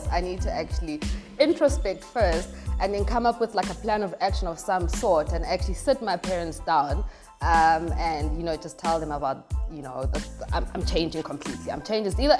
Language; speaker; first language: English; non-native, local second language; Zulu